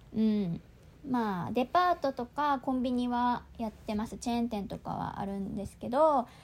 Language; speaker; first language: Japanese; native; Japanese